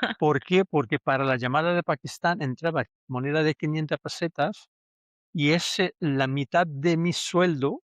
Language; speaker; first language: Spanish; non-native, fluent; Urdu